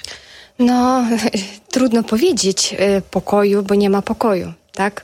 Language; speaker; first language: Polish; non-native, fluent; Russian